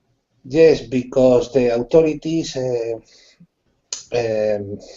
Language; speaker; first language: English; non-native, learner; Spanish